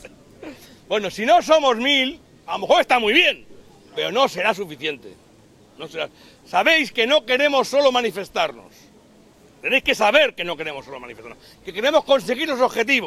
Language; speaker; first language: Spanish; native; Spanish